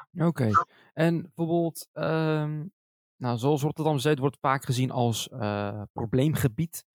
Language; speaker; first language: Dutch; early bilingual, other home language; Arabic